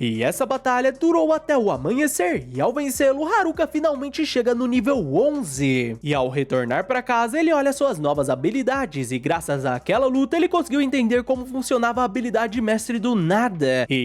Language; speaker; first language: Portuguese; native; Portuguese